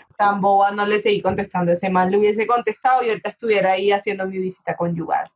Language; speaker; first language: Spanish; native; Spanish